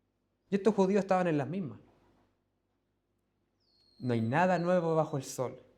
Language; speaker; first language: Spanish; native; Spanish